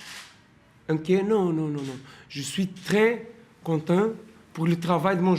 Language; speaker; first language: French; non-native, learner; Portuguese